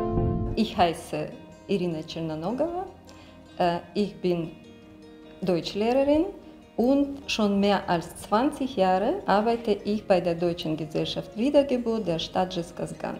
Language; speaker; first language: German; non-native, fluent; Russian